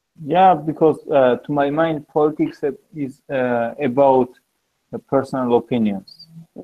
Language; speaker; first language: English; non-native, learner; Georgian